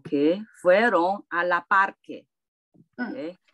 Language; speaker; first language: Spanish; non-native, fluent; Chinese